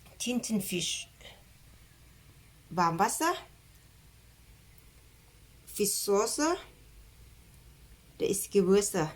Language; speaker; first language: German; non-native, learner; Thai